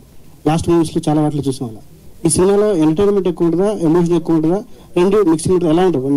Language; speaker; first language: Telugu; native; Telugu